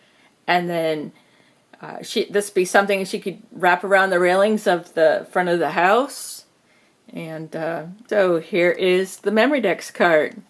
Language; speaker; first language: English; native; English